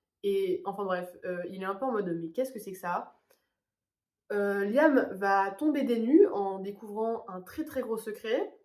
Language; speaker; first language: French; native; French